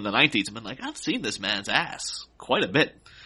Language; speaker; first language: English; native; English